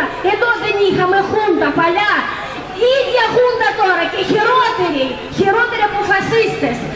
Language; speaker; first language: Greek; non-native, fluent; Russian